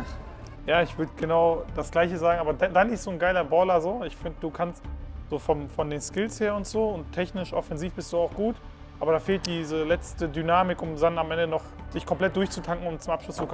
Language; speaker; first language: German; native; German